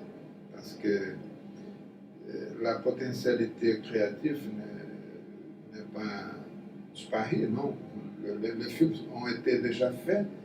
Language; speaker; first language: French; non-native, fluent; Portuguese